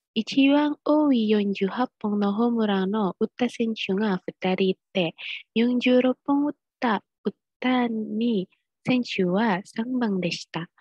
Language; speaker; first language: Japanese; non-native, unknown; Indonesian